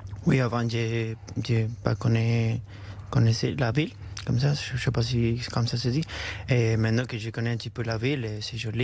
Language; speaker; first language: French; non-native, learner; Spanish